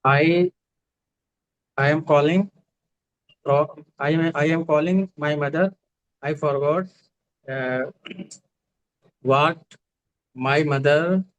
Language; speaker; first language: English; non-native, learner; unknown